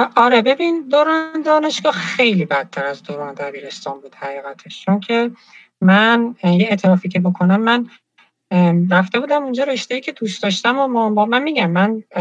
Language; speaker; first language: Persian; native; Persian